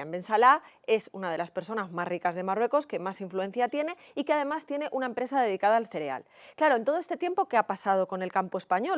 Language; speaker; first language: Spanish; native; Spanish